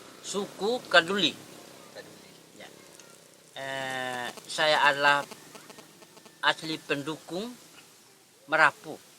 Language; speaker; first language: Indonesian; non-native, local second language; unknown